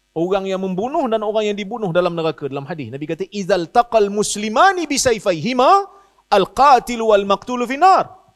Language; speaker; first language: Malay; native; Malay